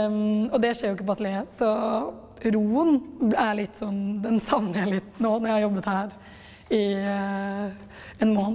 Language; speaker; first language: Norwegian; native; Norwegian